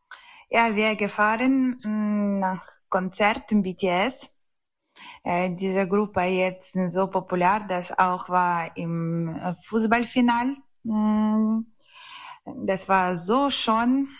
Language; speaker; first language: German; non-native, learner; Ukrainian